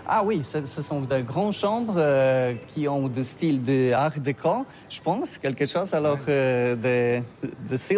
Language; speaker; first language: French; non-native, learner; Polish